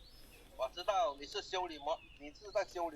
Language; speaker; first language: Chinese; native; Chinese